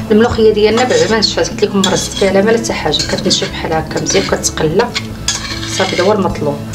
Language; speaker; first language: Arabic; native; Arabic